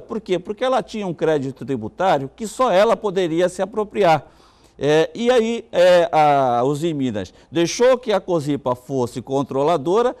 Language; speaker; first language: Portuguese; native; Portuguese